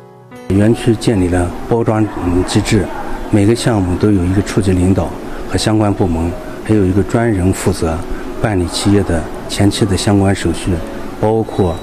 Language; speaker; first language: Chinese; native; Chinese